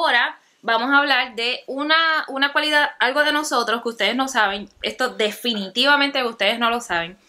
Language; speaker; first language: Spanish; native; Spanish